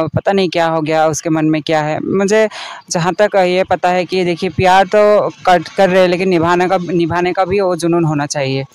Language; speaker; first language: Hindi; non-native, local second language; Assamese